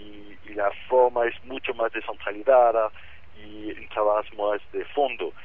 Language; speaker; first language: Spanish; non-native, fluent; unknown